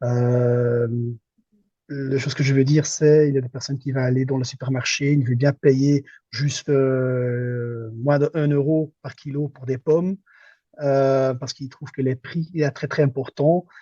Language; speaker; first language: French; non-native, local second language; Dutch